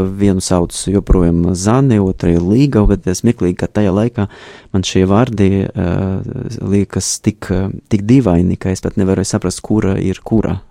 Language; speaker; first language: Latvian; non-native, fluent; Russian